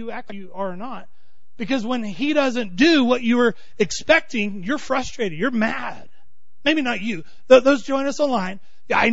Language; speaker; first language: English; native; English